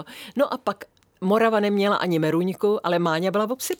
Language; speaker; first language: Czech; native; Czech